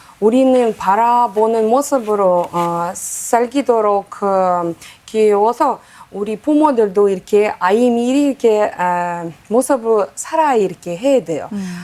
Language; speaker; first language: Korean; non-native, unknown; Uzbek